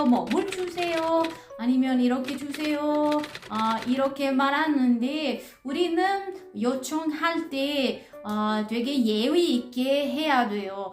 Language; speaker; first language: Korean; non-native, learner; Italian